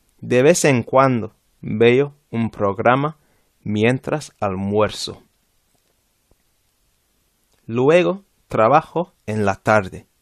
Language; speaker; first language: Spanish; non-native, fluent; English